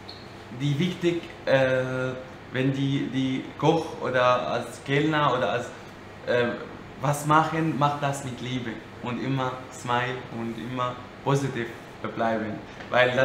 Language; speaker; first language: German; non-native, learner; Arabic